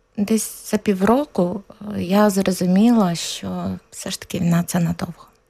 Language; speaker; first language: Ukrainian; native; Ukrainian